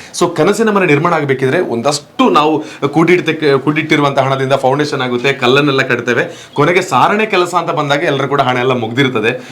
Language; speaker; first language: Kannada; native; Kannada